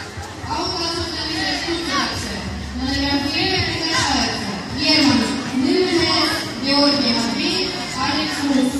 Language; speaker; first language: Russian; native; Russian